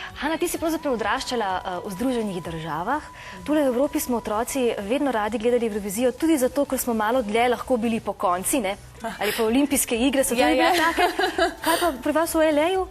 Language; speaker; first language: Slovenian; native; Slovenian